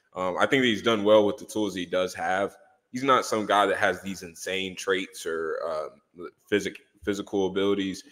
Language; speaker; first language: English; native; English